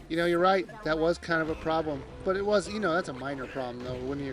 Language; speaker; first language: English; native; English